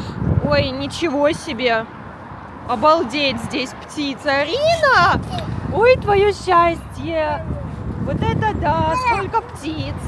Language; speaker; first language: Russian; native; Russian